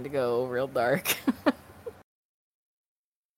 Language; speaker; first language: English; native; English